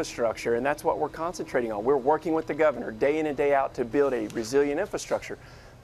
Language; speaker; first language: English; native; English